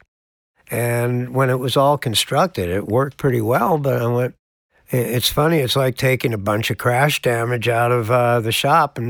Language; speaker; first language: English; native; English